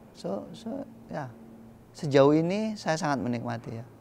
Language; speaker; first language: Indonesian; native; Indonesian